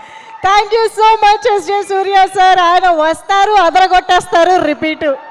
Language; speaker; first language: Telugu; native; Telugu